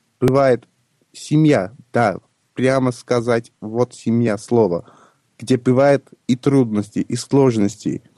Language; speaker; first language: Russian; non-native, local second language; Armenian